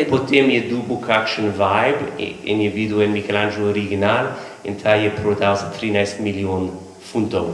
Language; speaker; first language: Slovenian; non-native, learner; English